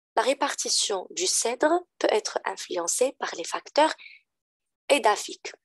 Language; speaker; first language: French; non-native, local second language; Arabic